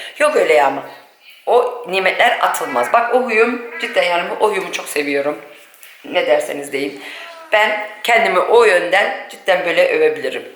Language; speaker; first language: Turkish; early bilingual, heritage; Turkish